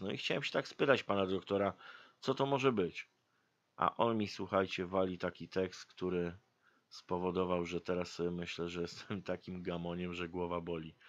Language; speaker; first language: Polish; native; Polish